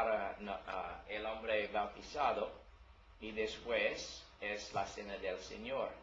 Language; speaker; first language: Spanish; non-native, learner; English